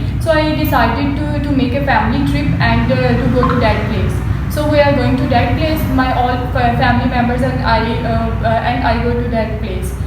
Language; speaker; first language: English; non-native, local second language; Urdu